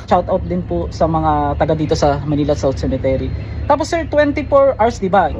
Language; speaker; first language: Filipino; native; Filipino